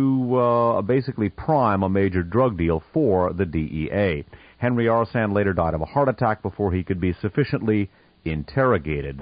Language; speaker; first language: English; native; English